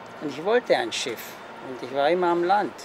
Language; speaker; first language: German; early bilingual, heritage; German